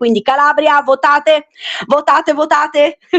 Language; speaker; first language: Italian; native; Italian